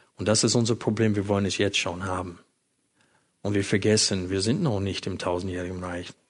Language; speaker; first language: German; non-native, fluent; English